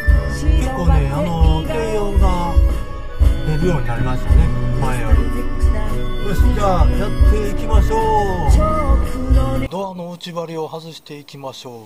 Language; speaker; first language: Japanese; native; Japanese